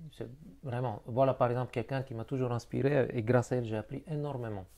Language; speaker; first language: French; non-native, fluent; Bulgarian